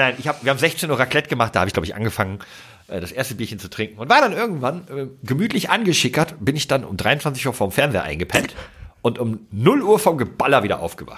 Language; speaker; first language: German; native; German